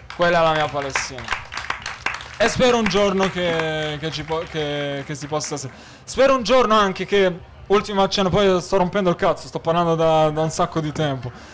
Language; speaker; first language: Italian; early bilingual, other home language; Arabic